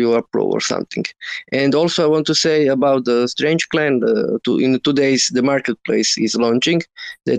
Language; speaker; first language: English; non-native, learner; Croatian